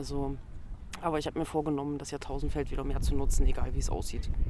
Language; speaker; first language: German; native; German